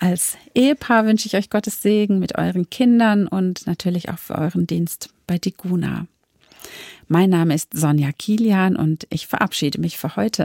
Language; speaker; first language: German; native; German